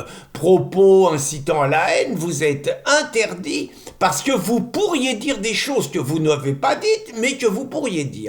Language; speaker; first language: French; native; French